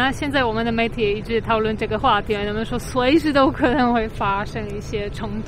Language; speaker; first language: Chinese; non-native, fluent; Polish